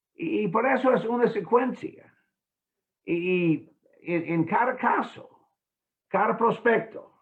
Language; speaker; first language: Spanish; non-native, fluent; English